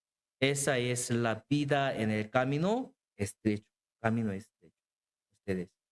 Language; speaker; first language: Spanish; non-native, learner; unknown